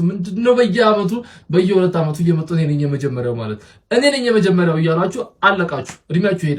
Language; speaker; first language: Amharic; native; Amharic